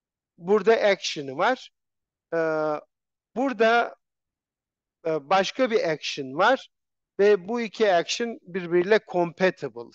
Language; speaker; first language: Turkish; native; Turkish